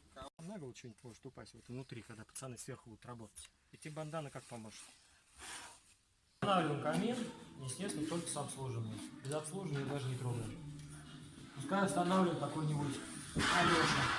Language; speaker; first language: Russian; native; Russian